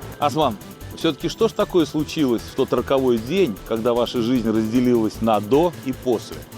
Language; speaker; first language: Russian; native; Russian